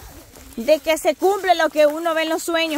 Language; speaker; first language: Spanish; native; Spanish